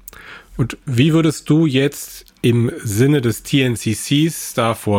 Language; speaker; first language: German; native; German